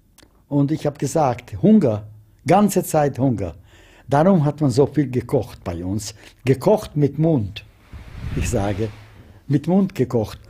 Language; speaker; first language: German; non-native, fluent; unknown